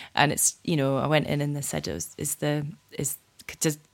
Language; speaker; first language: English; native; English